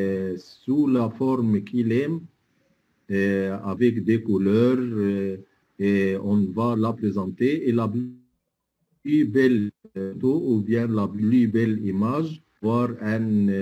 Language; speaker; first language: French; non-native, fluent; Arabic